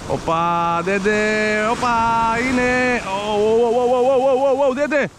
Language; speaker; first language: Hebrew; native; Hebrew